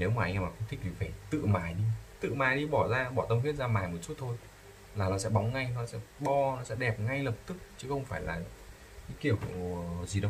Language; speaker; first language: Vietnamese; native; Vietnamese